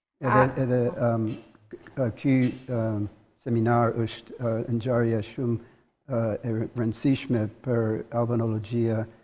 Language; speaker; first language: Albanian; non-native, learner; English